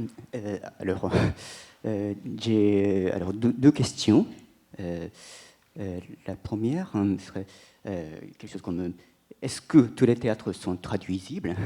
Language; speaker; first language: French; non-native, fluent; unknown